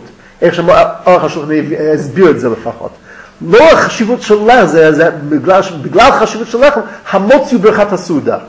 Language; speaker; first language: Hebrew; non-native, fluent; English